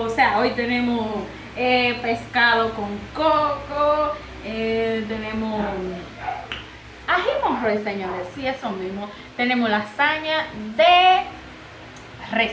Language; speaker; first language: Spanish; early bilingual, heritage; Haitian Creole